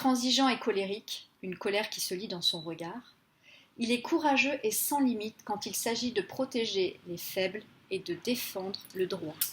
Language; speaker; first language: French; native; French